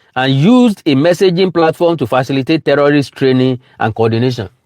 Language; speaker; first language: English; non-native, local second language; Yoruba